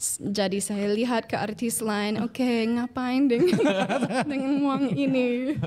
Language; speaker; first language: Indonesian; non-native, fluent; English